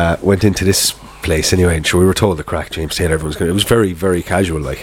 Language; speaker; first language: English; native; English